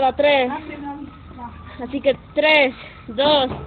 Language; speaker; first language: Spanish; native; Spanish